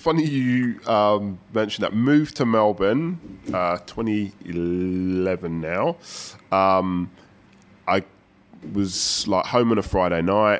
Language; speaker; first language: English; native; English